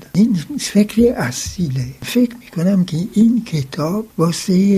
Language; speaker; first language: Persian; non-native, fluent; French